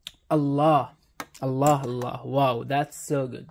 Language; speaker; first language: English; non-native, fluent; Arabic